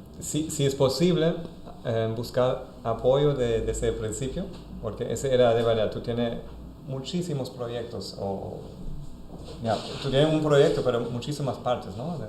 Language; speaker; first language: Spanish; non-native, fluent; German